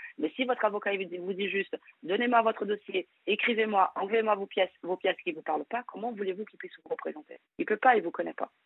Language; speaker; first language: French; non-native, fluent; Portuguese